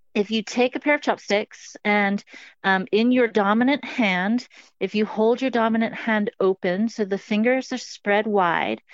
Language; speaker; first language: English; non-native, local second language; Cantonese